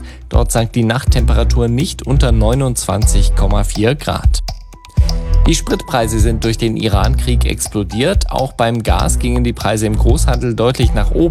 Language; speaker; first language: German; native; German